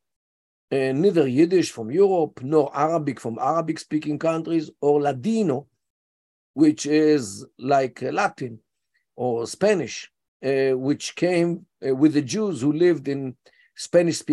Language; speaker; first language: English; non-native, fluent; Yiddish